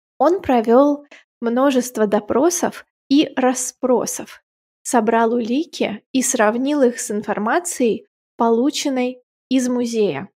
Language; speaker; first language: Russian; native; Russian